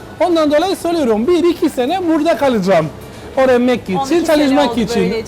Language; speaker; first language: Turkish; non-native, learner; Italian